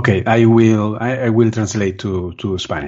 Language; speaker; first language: English; non-native, fluent; Spanish